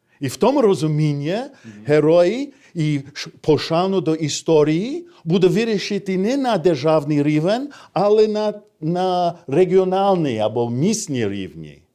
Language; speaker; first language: Ukrainian; non-native, fluent; English